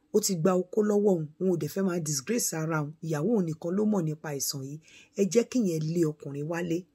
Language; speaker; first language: Yoruba; non-native, local second language; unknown